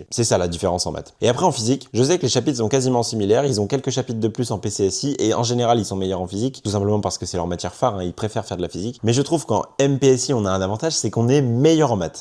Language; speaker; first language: French; native; French